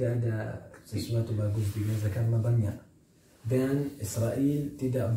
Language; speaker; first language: Indonesian; non-native, learner; Arabic